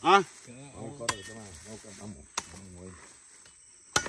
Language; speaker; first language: Spanish; native; Spanish